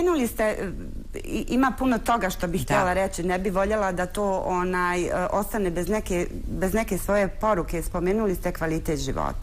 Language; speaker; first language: Bosnian; native; Bosnian